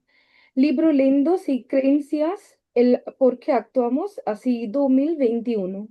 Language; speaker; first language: Spanish; non-native, learner; Bangla